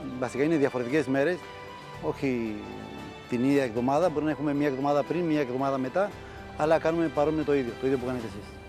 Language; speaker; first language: Greek; non-native, fluent; Spanish